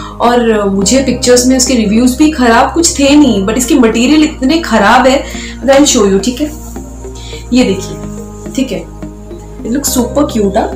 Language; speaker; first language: Hindi; non-native, local second language; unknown